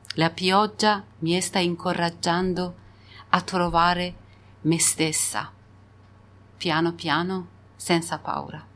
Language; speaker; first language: Italian; non-native, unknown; Persian